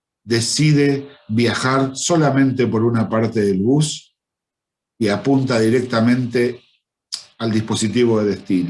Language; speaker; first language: Spanish; native; Spanish